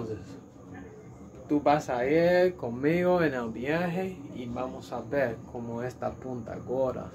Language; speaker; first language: Spanish; non-native, learner; English